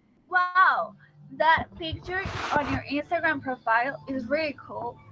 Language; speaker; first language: English; non-native, fluent; Spanish